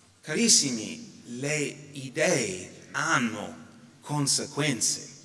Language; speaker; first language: Italian; non-native, fluent; English